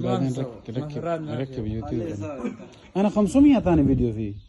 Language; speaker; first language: Arabic; non-native, learner; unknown